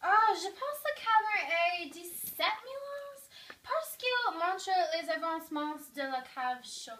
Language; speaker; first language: French; non-native, learner; English